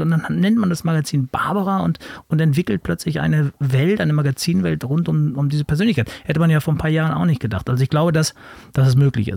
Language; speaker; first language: German; native; German